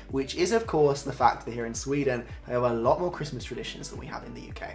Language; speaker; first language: English; native; English